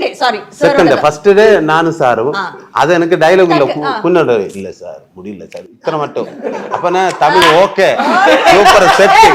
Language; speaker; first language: Tamil; non-native, learner; Malayalam